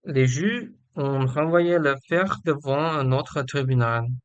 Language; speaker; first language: French; non-native, learner; Chinese